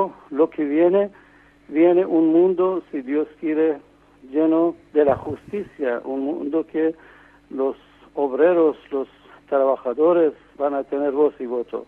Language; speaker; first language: Spanish; non-native, fluent; Persian